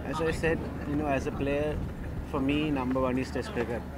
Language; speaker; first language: English; non-native, local second language; Sinhala